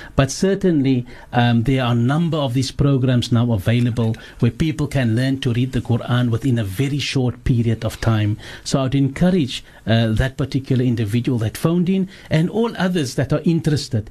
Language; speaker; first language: English; early bilingual, other home language; Afrikaans